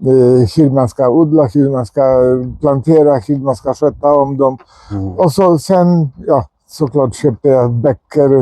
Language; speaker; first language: Swedish; non-native, fluent; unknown